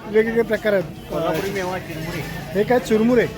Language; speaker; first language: Marathi; non-native, local second language; Konkani